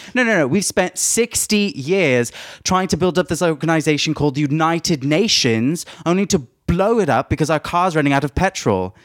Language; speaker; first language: English; native; English